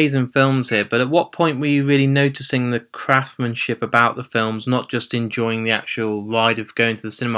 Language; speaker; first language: English; native; English